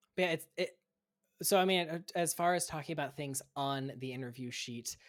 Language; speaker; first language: English; native; English